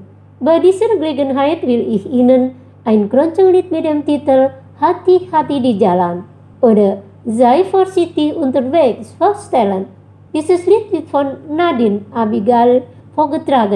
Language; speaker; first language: German; non-native, fluent; Indonesian